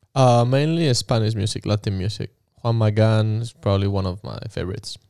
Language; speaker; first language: English; non-native, fluent; Spanish